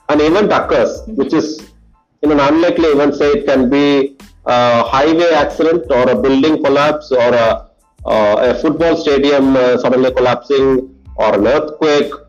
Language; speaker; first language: English; non-native, local second language; Tamil